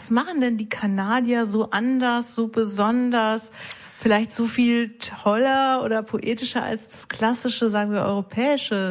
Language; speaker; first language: German; native; German